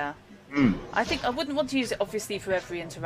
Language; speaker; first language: English; native; English